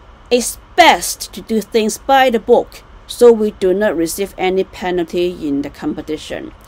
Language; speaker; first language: English; non-native, local second language; Cantonese